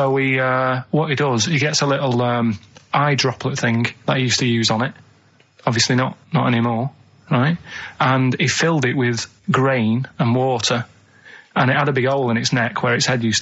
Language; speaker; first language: English; native; English